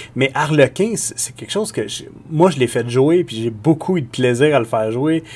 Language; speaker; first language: French; native; French